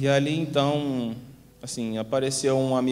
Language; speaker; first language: Portuguese; native; Portuguese